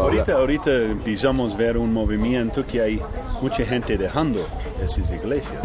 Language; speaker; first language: Spanish; non-native, fluent; Portuguese